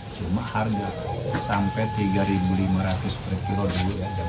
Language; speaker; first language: Indonesian; native; Indonesian